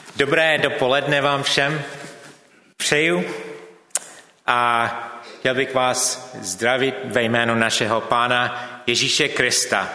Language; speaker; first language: Czech; non-native, fluent; English